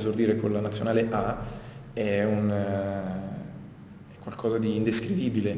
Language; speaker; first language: Italian; native; Italian